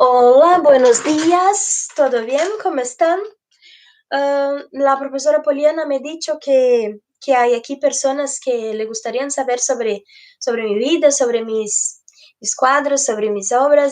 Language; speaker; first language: Spanish; non-native, fluent; Portuguese